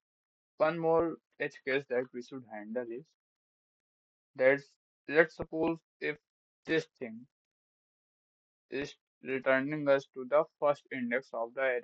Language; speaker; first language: English; non-native, local second language; Hindi